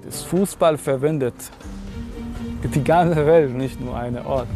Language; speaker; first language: German; non-native, fluent; Arabic